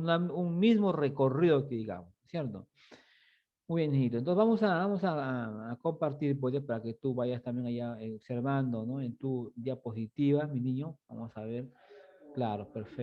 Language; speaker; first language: Spanish; native; Spanish